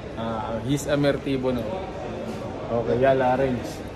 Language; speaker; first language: English; non-native, local second language; Filipino